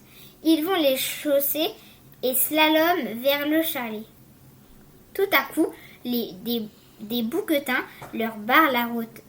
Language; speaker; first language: French; native; French